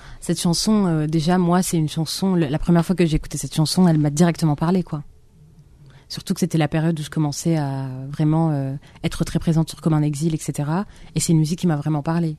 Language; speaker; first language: French; non-native, local second language; Arabic